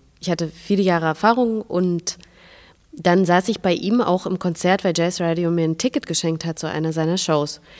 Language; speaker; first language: German; non-native, fluent; Russian